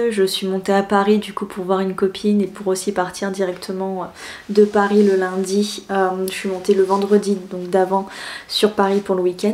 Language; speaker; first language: French; native; French